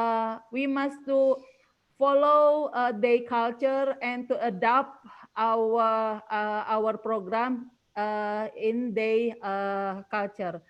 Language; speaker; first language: English; non-native, learner; Indonesian